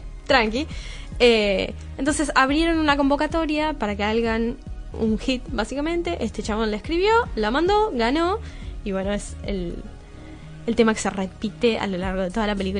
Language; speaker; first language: Spanish; native; Spanish